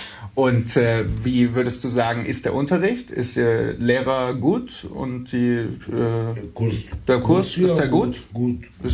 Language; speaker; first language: German; native; German